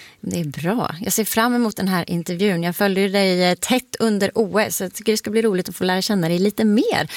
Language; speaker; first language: Swedish; native; Swedish